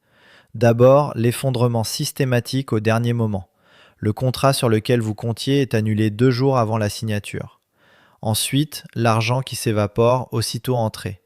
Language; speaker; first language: French; native; French